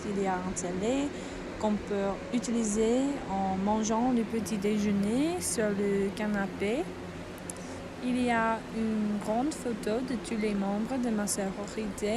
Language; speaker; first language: French; non-native, learner; English